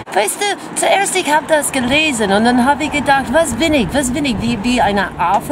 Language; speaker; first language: German; non-native, fluent; English